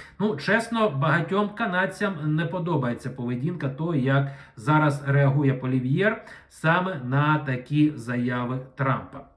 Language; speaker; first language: Ukrainian; non-native, local second language; Russian